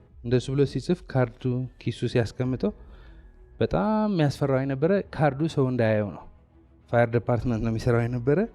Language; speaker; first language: Amharic; non-native, local second language; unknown